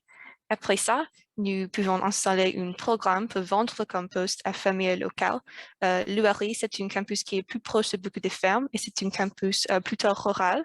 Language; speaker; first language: French; non-native, learner; English